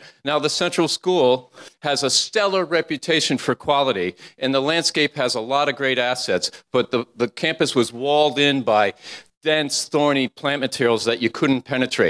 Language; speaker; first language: English; native; English